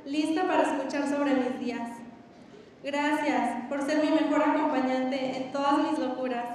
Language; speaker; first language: Spanish; early bilingual, other home language; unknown